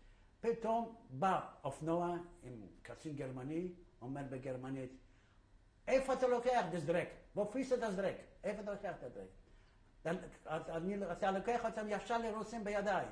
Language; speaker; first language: Hebrew; non-native, fluent; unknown